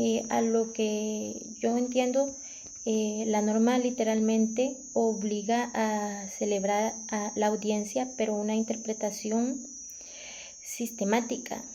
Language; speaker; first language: Spanish; native; Spanish